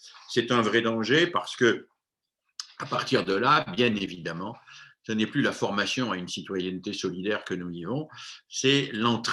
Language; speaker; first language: French; native; French